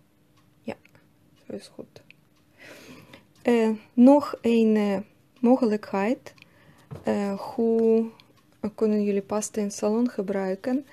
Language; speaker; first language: Dutch; non-native, learner; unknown